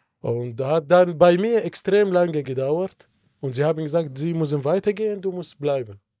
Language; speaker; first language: German; non-native, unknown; Arabic